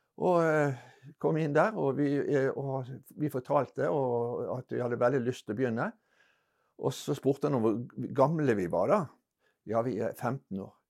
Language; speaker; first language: Norwegian; native; Norwegian